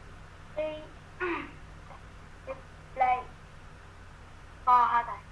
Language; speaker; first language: English; non-native, learner; Vietnamese